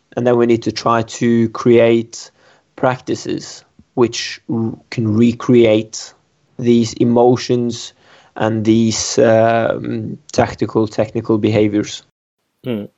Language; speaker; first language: English; non-native, fluent; Norwegian